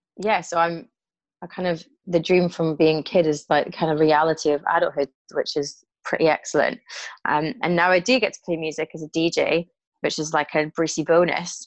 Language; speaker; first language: English; native; English